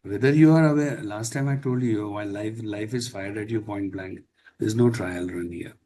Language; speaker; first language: English; non-native, local second language; Marathi